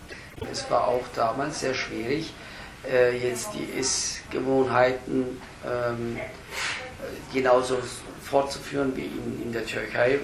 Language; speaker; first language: German; early bilingual, other home language; Turkish